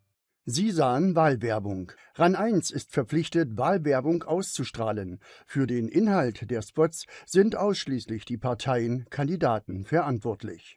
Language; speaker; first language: German; native; German